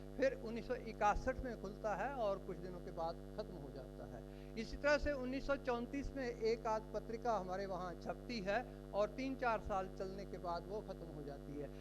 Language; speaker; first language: Hindi; non-native, local second language; Punjabi